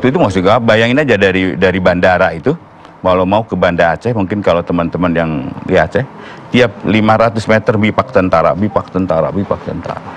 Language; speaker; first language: Indonesian; native; Indonesian